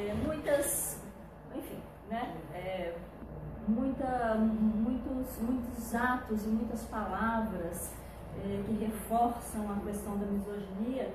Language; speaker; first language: Portuguese; native; Portuguese